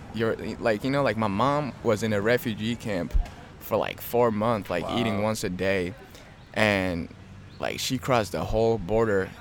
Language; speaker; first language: English; early bilingual, other home language; Amharic